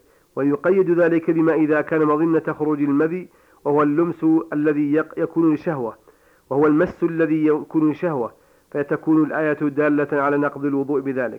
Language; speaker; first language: Arabic; native; Arabic